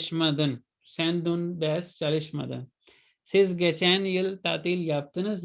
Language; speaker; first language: Turkish; non-native, fluent; Urdu